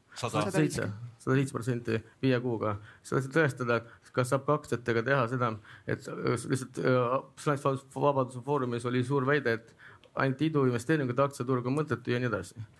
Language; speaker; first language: Estonian; non-native, local second language; Russian